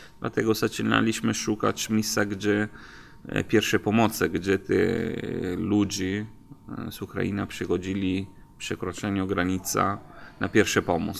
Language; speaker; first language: Polish; non-native, learner; Italian